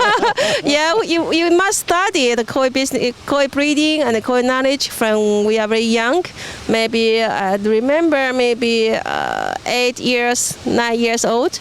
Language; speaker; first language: English; non-native, learner; Chinese